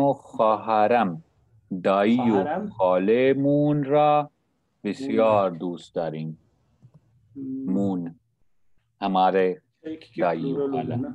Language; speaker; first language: Persian; non-native, fluent; Urdu